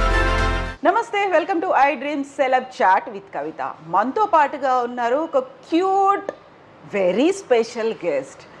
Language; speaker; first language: Telugu; native; Telugu